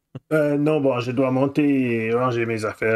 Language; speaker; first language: French; non-native, fluent; English